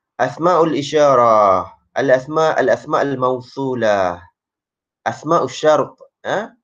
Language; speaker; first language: Arabic; non-native, fluent; Malay